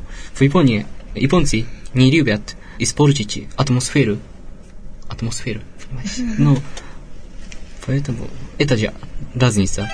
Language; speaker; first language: Russian; non-native, learner; Japanese